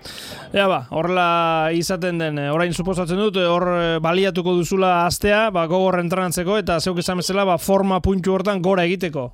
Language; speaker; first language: Basque; native; Basque